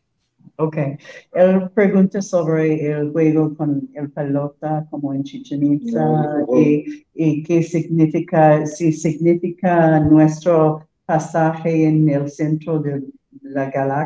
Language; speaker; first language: Spanish; non-native, learner; English